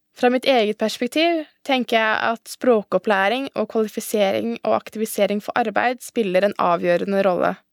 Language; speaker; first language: Norwegian; early bilingual, other home language; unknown